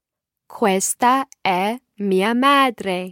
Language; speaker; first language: Italian; non-native, learner; English